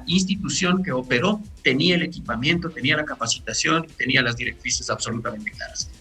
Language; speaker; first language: Spanish; native; Spanish